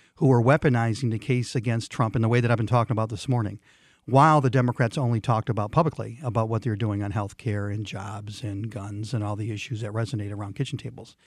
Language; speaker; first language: English; non-native, fluent; Swedish